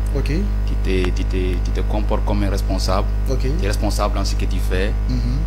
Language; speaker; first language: French; non-native, local second language; Fula